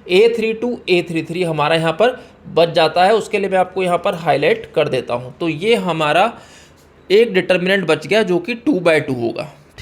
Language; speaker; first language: Hindi; native; Hindi